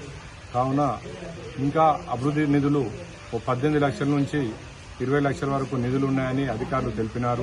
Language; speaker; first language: Telugu; native; Telugu